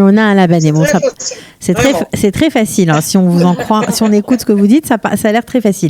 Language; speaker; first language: French; native; French